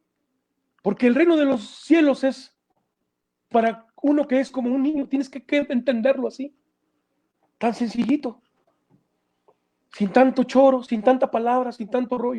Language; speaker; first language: Spanish; native; Spanish